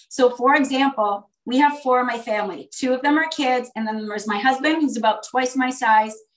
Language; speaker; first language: English; native; English